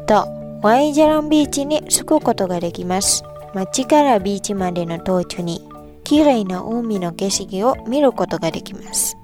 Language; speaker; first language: Japanese; non-native, fluent; Indonesian